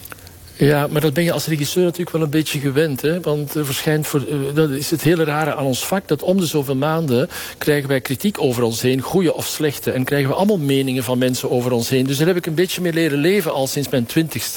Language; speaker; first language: Dutch; native; Dutch